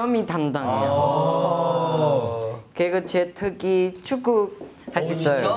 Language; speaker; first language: Korean; non-native, learner; Chinese